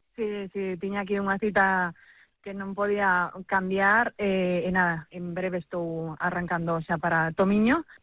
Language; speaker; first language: Galician; non-native, local second language; Spanish